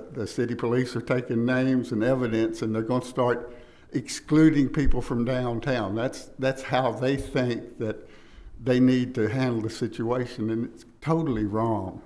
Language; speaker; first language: English; native; English